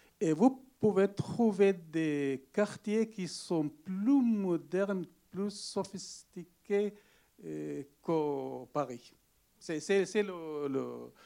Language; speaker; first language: French; non-native, learner; Arabic